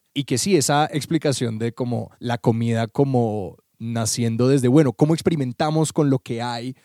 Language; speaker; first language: Spanish; native; Spanish